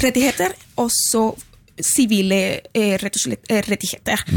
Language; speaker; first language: Norwegian; non-native, fluent; Spanish